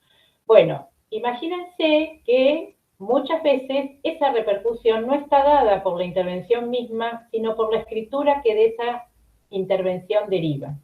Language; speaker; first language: Spanish; native; Spanish